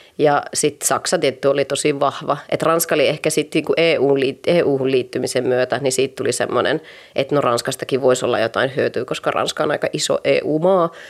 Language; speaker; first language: Finnish; native; Finnish